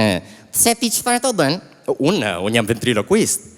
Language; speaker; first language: Albanian; early bilingual, heritage; Albanian